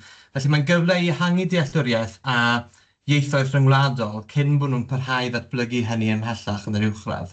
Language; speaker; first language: Welsh; native; Welsh